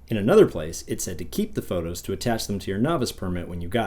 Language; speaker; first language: English; native; English